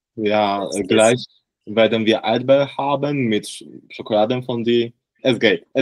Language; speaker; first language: German; non-native, learner; Polish